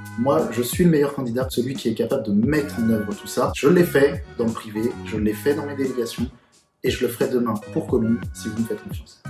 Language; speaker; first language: French; early bilingual, other home language; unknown